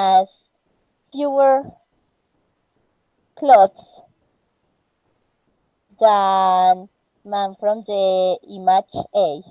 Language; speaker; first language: English; non-native, learner; Spanish